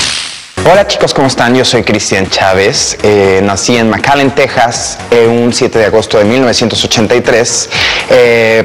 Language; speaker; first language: Spanish; early bilingual, heritage; Spanish